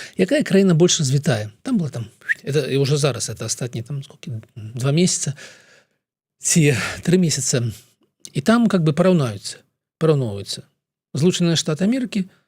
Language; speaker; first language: Belarusian; non-native, local second language; Russian